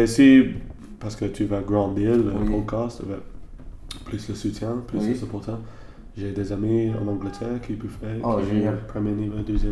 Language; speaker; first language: French; non-native, learner; English